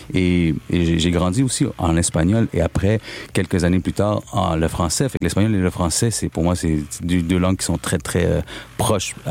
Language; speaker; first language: French; early bilingual, other home language; Spanish